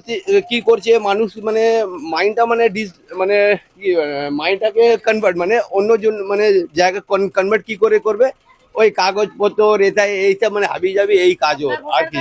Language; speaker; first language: Bangla; non-native, local second language; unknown